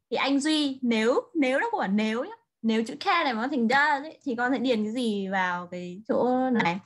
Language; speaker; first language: Vietnamese; native; Vietnamese